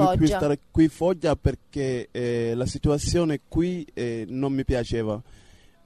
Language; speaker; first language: Italian; non-native, fluent; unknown